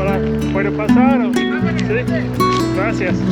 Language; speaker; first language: Spanish; non-native, learner; English